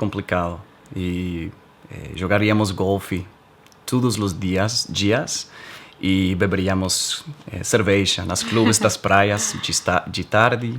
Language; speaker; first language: Portuguese; non-native, learner; English